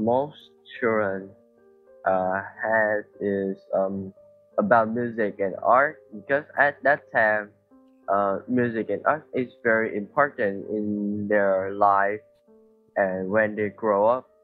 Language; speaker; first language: English; non-native, learner; Vietnamese